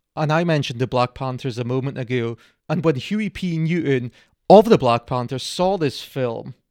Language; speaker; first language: English; native; English